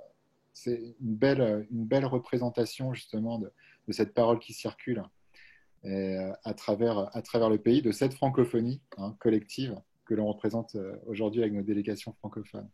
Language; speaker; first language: French; native; French